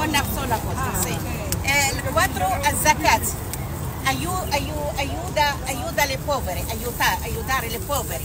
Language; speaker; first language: Italian; non-native, learner; Arabic